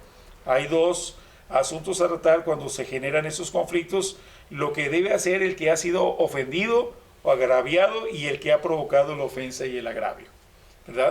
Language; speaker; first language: Spanish; native; Spanish